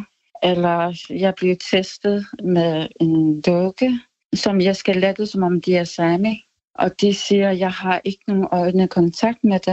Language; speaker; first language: Danish; non-native, local second language; Kalaallisut